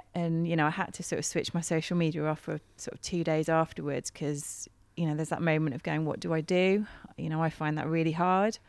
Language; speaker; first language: English; native; English